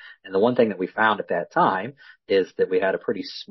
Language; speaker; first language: English; native; English